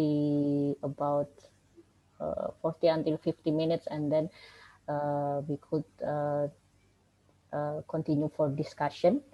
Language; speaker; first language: English; non-native, learner; Indonesian